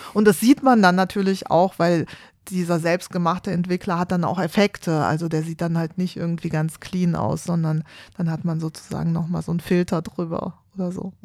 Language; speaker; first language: German; native; German